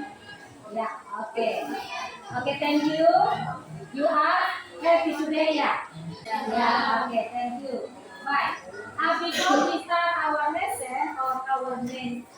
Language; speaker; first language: English; non-native, learner; Indonesian